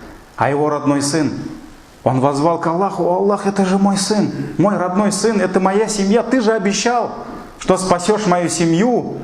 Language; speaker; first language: Russian; non-native, local second language; Tatar